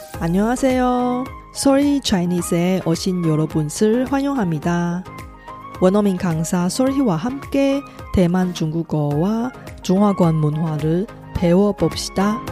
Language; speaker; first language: Korean; non-native, fluent; Chinese